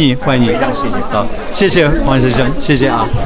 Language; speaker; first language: Chinese; non-native, fluent; English